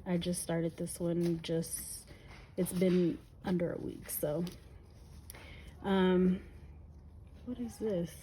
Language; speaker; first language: English; native; English